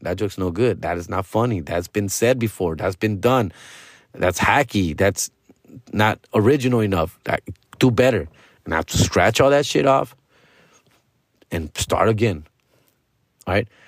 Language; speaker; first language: English; early bilingual, other home language; Spanish